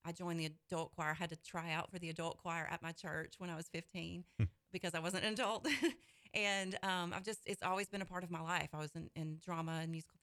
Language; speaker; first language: English; native; English